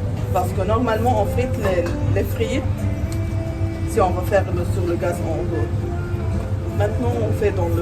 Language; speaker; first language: French; non-native, local second language; Arabic